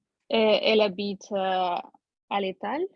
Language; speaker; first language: French; non-native, learner; Russian